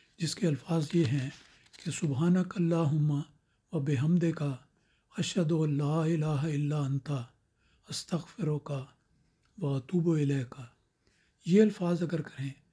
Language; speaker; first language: Urdu; native; Urdu